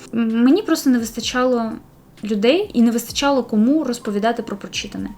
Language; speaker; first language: Ukrainian; non-native, local second language; Russian